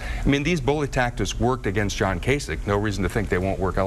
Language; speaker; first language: English; native; English